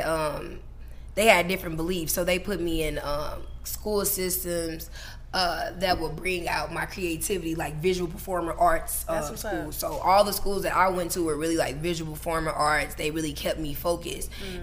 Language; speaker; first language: English; native; English